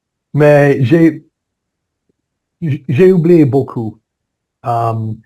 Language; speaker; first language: French; non-native, learner; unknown